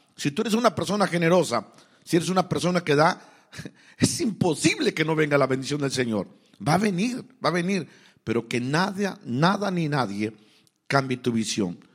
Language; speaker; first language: Spanish; native; Spanish